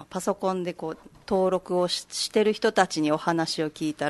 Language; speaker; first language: Japanese; native; Japanese